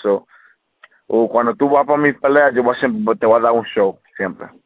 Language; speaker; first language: Spanish; early bilingual, heritage; English